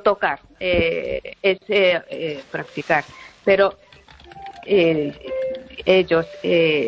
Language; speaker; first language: Spanish; non-native, learner; Japanese